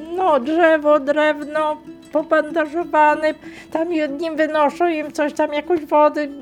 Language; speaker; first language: Polish; native; Polish